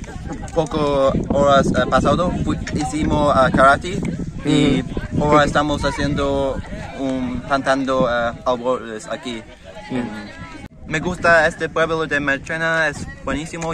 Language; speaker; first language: Spanish; non-native, learner; English